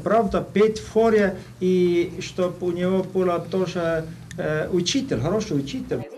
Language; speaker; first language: Russian; non-native, fluent; Estonian